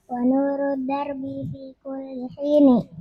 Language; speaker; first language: Arabic; non-native, learner; Indonesian